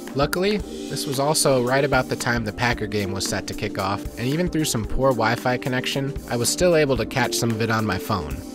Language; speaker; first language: English; native; English